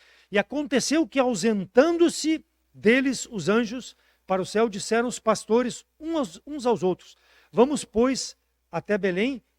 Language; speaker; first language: Portuguese; native; Portuguese